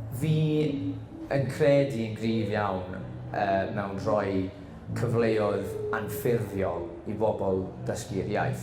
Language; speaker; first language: Welsh; non-native, local second language; English